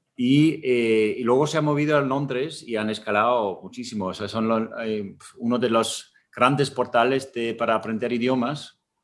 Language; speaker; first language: Spanish; non-native, fluent; German